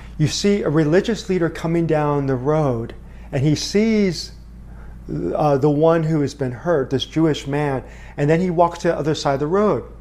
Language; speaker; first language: English; early bilingual, other home language; Korean